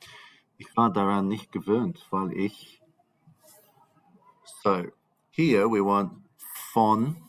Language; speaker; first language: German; non-native, fluent; English